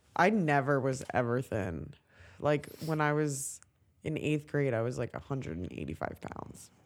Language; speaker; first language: English; native; English